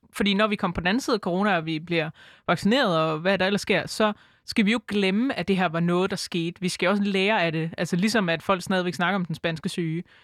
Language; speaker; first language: Danish; native; Danish